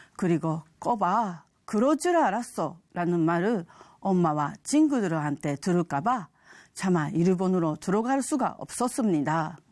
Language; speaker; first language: Korean; non-native, fluent; Japanese